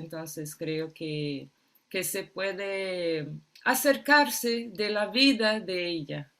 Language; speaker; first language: Spanish; non-native, fluent; Portuguese